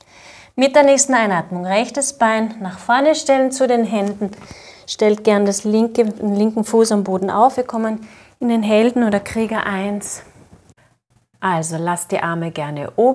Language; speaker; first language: German; native; German